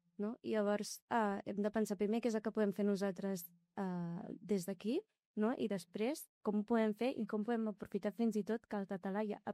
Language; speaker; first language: Catalan; non-native, local second language; Arabic